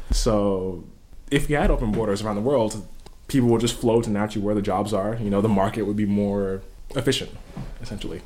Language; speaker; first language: English; native; English